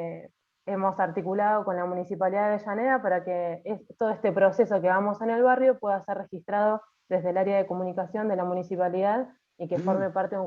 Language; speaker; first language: Spanish; native; Spanish